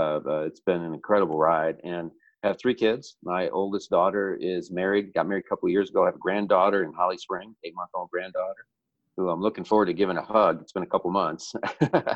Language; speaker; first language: English; early bilingual, other home language; Italian